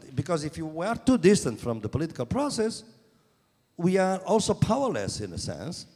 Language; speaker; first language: English; non-native, fluent; Portuguese